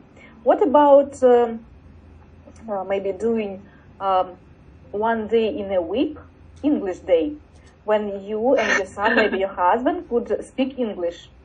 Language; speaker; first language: English; non-native, learner; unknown